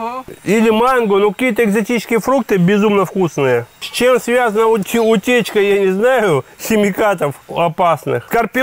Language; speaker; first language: Russian; native; Russian